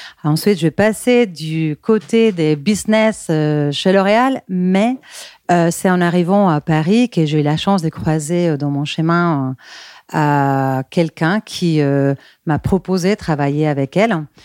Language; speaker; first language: French; non-native, fluent; Spanish